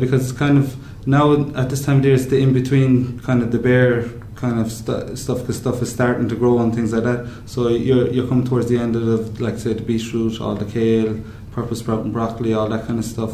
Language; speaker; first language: English; native; English